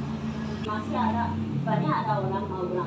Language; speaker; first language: Indonesian; non-native, local second language; Balinese